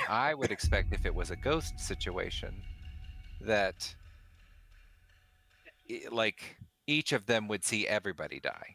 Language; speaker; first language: English; native; English